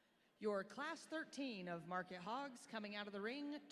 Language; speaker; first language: English; native; English